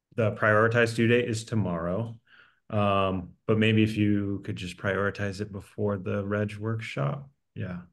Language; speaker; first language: English; native; English